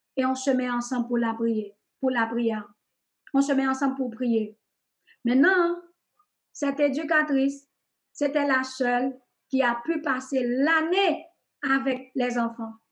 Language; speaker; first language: French; non-native, local second language; Haitian Creole